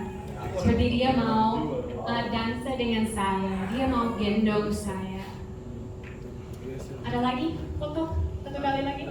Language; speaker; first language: Indonesian; non-native, fluent; English